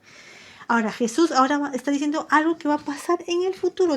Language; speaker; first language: Spanish; native; Spanish